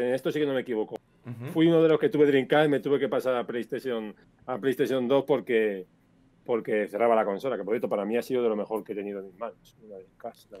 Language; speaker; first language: Spanish; native; Spanish